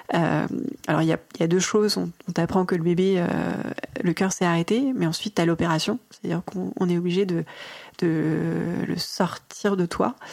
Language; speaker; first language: French; native; French